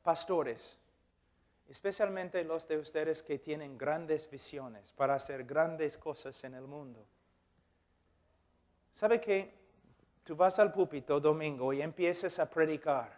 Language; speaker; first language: Spanish; non-native, fluent; English